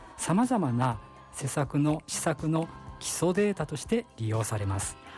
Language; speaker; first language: Japanese; native; Japanese